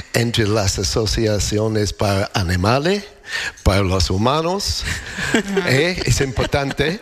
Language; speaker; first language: Spanish; non-native, learner; English